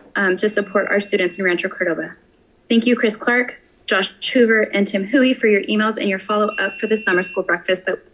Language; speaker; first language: English; native; English